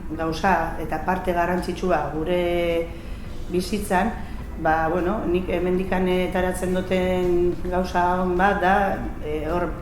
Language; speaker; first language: Basque; native; Basque